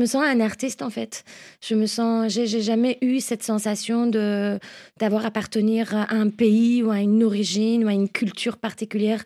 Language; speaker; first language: French; non-native, fluent; Persian